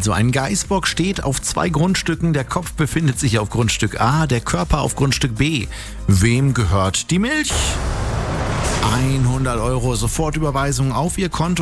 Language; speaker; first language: German; native; German